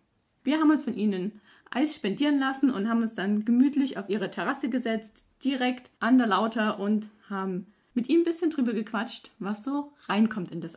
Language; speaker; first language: German; native; German